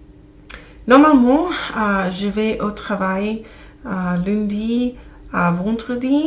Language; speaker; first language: French; non-native, learner; English